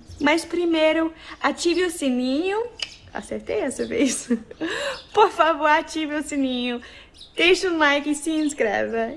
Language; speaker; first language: Portuguese; non-native, fluent; English